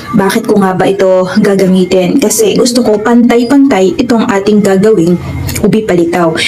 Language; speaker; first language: Filipino; non-native, local second language; Waray